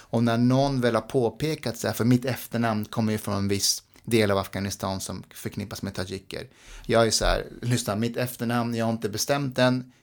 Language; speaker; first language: Swedish; early bilingual, other home language; Persian